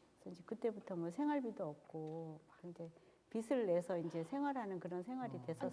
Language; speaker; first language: Korean; native; Korean